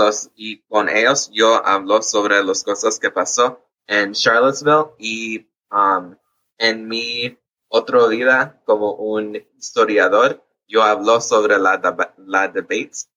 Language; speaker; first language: Spanish; early bilingual, heritage; English